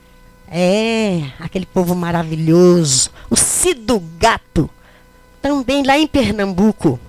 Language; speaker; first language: Portuguese; native; Portuguese